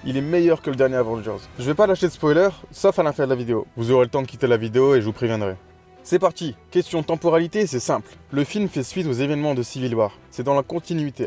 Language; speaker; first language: French; native; French